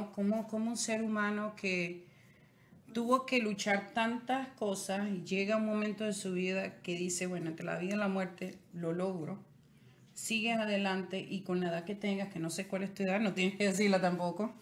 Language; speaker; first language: Spanish; native; Spanish